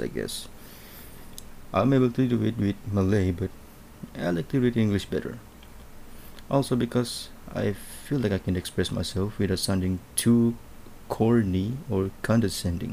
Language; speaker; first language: English; non-native, local second language; Malay